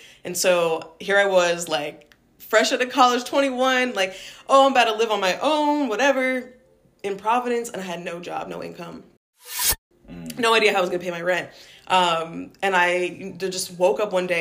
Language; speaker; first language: English; native; English